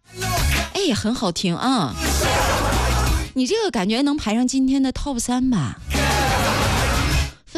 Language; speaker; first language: Chinese; native; Chinese